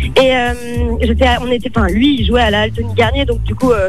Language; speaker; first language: French; native; French